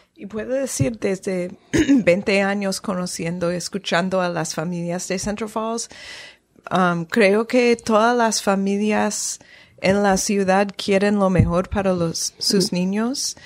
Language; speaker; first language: Spanish; non-native, fluent; English